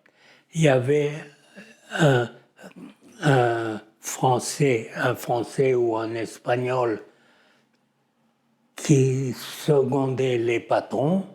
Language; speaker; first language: French; native; French